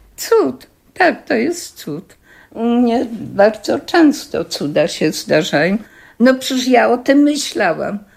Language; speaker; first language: Polish; native; Polish